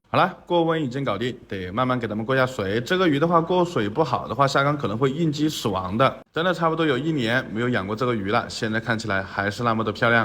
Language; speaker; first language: Chinese; native; Chinese